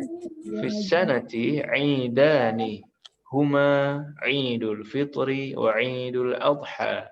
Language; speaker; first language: Arabic; non-native, fluent; Indonesian